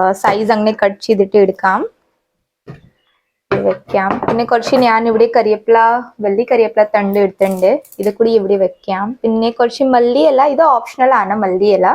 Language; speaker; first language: Malayalam; non-native, fluent; Hindi